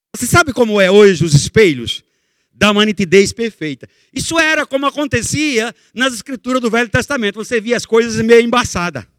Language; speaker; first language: Portuguese; native; Portuguese